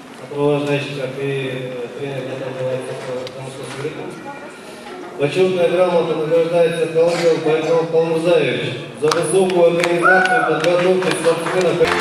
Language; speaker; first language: Russian; non-native, local second language; Kyrgyz